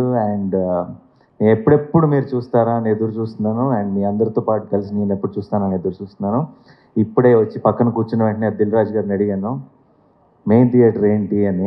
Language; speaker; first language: Telugu; native; Telugu